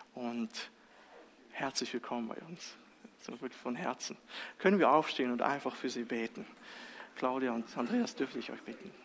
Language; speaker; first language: German; native; German